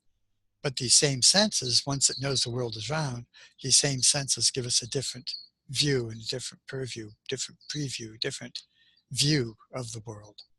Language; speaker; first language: English; native; English